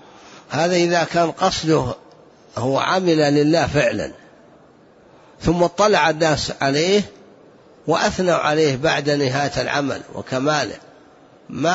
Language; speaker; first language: Arabic; native; Arabic